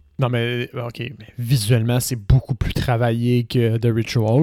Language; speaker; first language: French; native; French